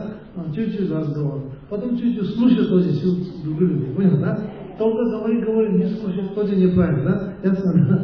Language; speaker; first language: Russian; non-native, learner; Tibetan